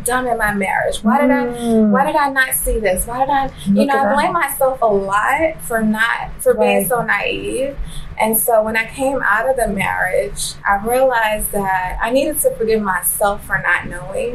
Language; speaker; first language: English; native; English